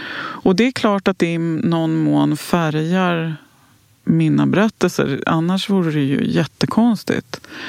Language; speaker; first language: Swedish; native; Swedish